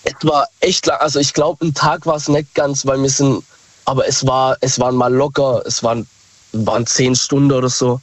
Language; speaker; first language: German; native; German